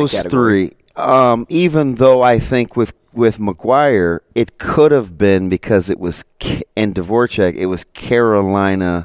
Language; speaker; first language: English; native; English